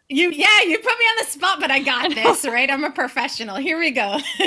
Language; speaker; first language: English; native; English